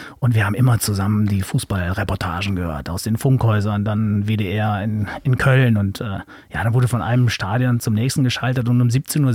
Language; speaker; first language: German; native; German